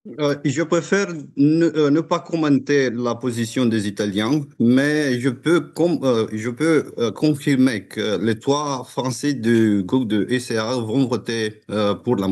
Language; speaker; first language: French; non-native, fluent; Romanian